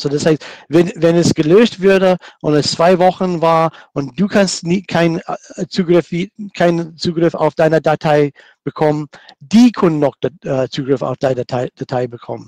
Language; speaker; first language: German; non-native, fluent; English